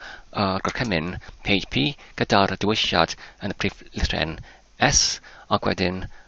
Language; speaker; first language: Welsh; non-native, learner; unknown